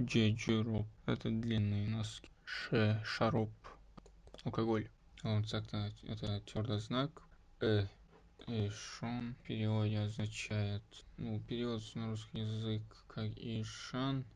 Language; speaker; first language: Russian; non-native, local second language; Tajik